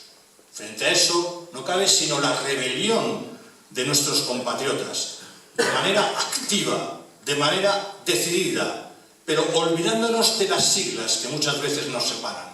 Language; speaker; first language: Spanish; native; Spanish